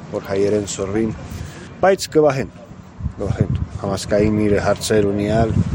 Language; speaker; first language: Armenian; early bilingual, heritage; Armenian